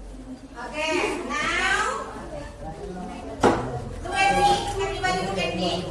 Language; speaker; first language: English; non-native, learner; Indonesian